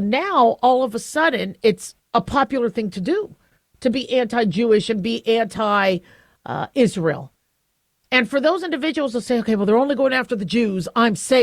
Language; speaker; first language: English; native; English